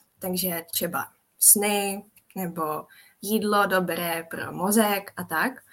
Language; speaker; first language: Czech; native; Czech